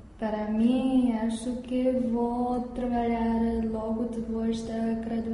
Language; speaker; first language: Portuguese; non-native, fluent; Chinese